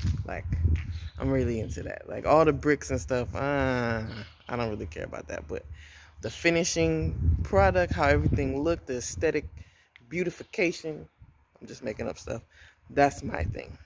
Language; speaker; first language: English; native; English